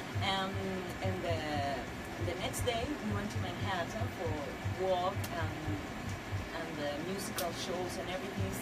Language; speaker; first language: English; non-native, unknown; Spanish